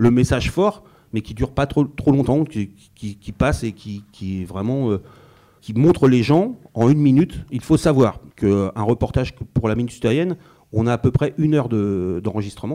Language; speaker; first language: French; native; French